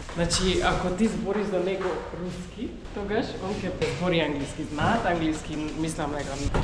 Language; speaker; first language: Macedonian; non-native, fluent; Hungarian